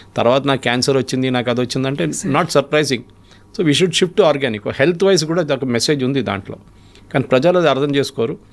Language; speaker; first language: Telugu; non-native, local second language; Malayalam